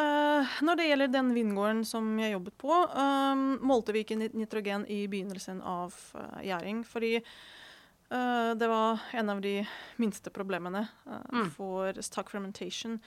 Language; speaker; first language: Norwegian; non-native, fluent; Ukrainian